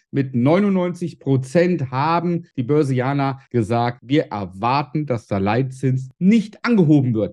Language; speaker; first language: German; native; German